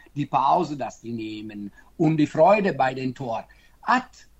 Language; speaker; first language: German; non-native, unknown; Italian